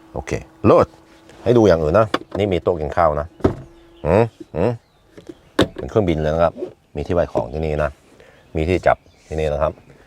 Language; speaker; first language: Thai; non-native, fluent; Norwegian